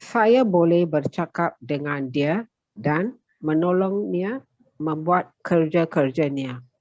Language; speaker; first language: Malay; non-native, learner; Tamil